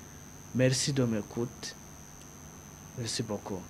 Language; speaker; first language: French; non-native, learner; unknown